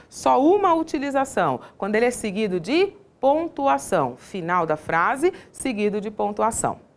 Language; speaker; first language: Portuguese; native; Portuguese